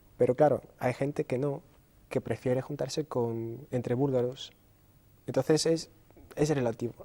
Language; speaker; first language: Spanish; non-native, fluent; Bulgarian